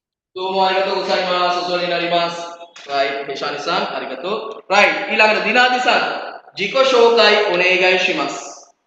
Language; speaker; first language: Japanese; non-native, fluent; Sinhala